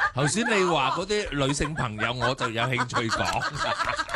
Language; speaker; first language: Cantonese; native; Cantonese